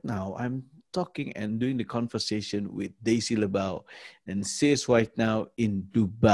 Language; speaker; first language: English; non-native, learner; Indonesian